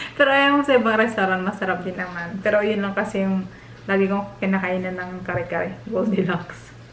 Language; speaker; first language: Filipino; native; Filipino